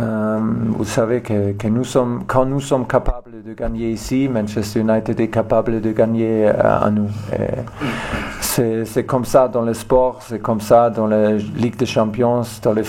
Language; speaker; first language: French; non-native, learner; German